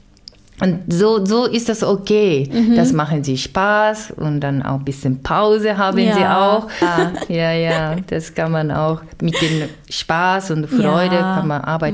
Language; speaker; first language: German; non-native, learner; Japanese